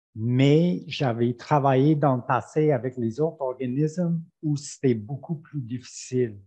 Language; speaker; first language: French; non-native, fluent; English